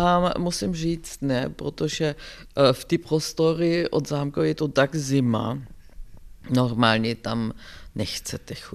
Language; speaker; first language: Czech; non-native, fluent; German